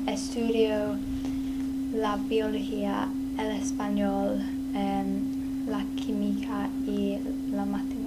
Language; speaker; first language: Spanish; non-native, learner; English